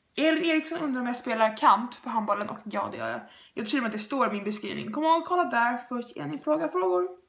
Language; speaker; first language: Swedish; native; Swedish